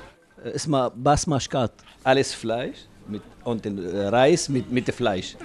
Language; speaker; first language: German; non-native, learner; Arabic